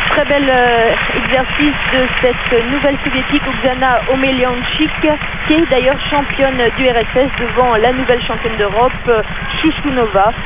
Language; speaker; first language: French; native; French